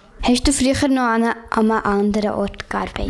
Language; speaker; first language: German; native; German